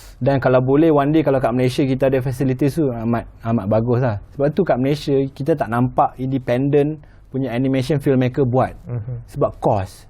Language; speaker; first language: Malay; native; Malay